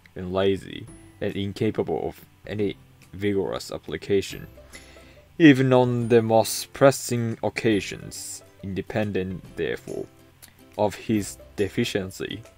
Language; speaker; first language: English; non-native, fluent; Japanese